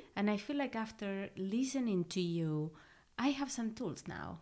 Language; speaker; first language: English; non-native, fluent; Spanish